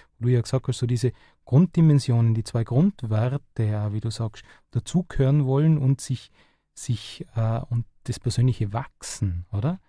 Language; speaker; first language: German; native; German